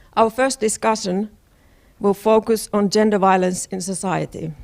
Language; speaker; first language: English; non-native, fluent; Finnish